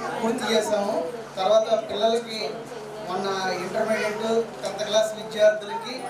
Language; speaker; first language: Telugu; native; Telugu